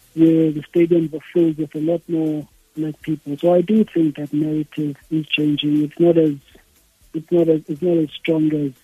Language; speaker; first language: English; non-native, local second language; Xhosa